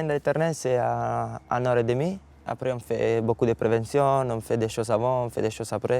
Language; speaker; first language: French; non-native, learner; Italian